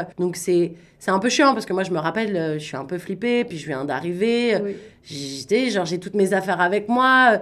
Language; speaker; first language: French; native; French